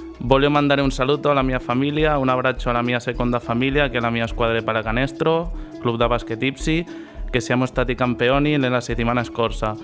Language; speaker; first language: Italian; non-native, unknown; Catalan